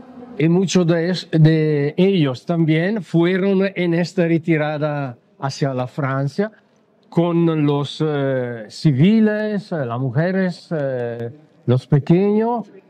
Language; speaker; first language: Spanish; non-native, learner; Italian